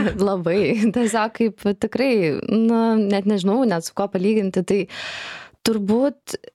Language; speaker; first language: Lithuanian; native; Lithuanian